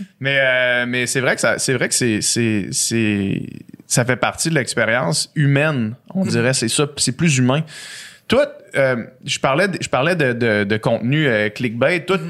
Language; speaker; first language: French; native; French